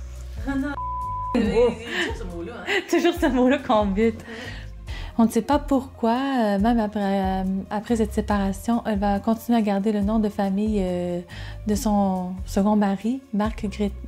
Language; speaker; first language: French; native; French